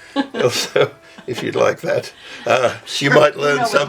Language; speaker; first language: English; native; English